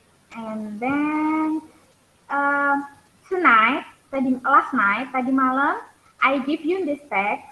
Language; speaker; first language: English; non-native, learner; Indonesian